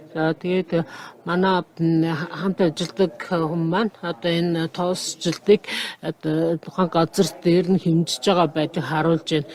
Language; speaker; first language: Mongolian; non-native, fluent; Japanese